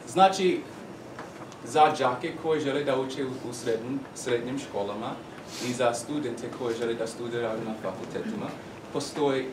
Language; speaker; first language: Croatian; non-native, learner; English